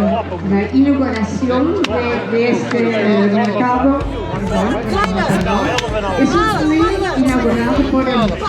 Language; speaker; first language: Spanish; non-native, learner; Dutch